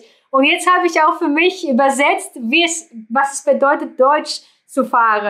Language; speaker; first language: German; non-native, fluent; Greek